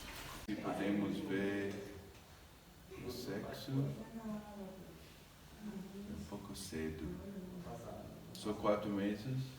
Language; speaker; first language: Portuguese; non-native, fluent; English